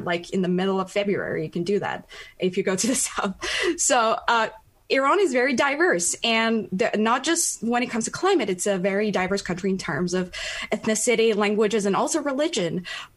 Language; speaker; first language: English; non-native, fluent; Persian